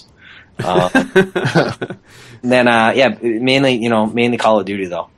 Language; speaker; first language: English; native; English